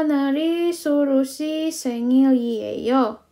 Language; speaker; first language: Korean; non-native, learner; Indonesian